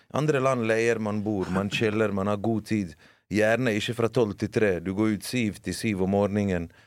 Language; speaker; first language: Norwegian; early bilingual, other home language; Bosnian